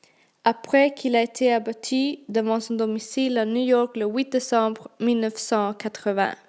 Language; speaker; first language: French; non-native, learner; Swedish